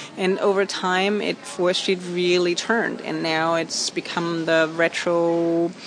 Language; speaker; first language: English; non-native, fluent; German